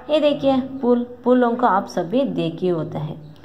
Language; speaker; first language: Hindi; non-native, local second language; Kannada